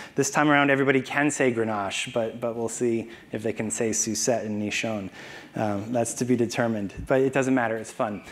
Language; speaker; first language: English; native; English